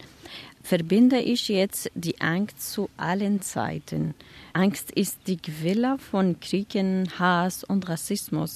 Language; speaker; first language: German; non-native, learner; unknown